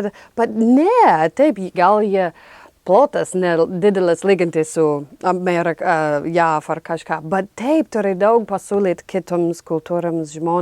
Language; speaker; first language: Lithuanian; non-native, fluent; English